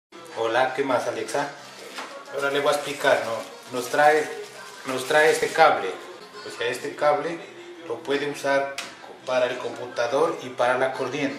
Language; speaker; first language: Spanish; native; Spanish